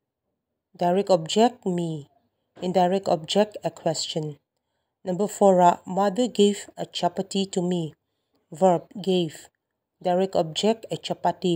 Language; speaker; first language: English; non-native, local second language; Mizo